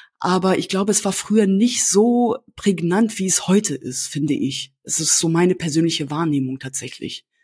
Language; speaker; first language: German; native; German